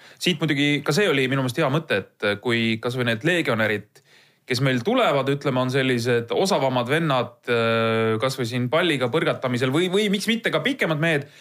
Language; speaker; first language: Estonian; native; Estonian